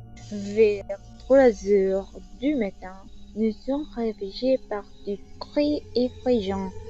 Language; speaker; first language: French; non-native, learner; Spanish